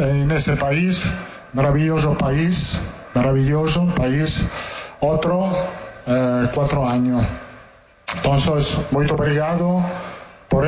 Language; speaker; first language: Portuguese; non-native, fluent; Italian